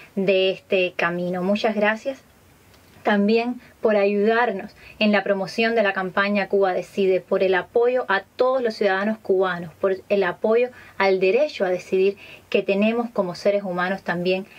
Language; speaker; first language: Spanish; native; Spanish